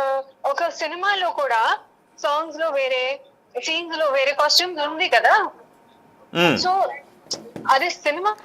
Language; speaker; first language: Telugu; non-native, learner; Hindi